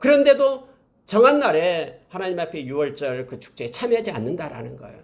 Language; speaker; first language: Korean; native; Korean